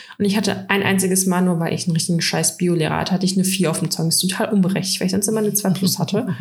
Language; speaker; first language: German; early bilingual, other home language; Russian